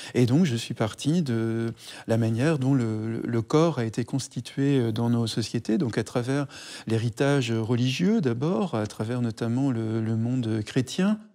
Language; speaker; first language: French; native; French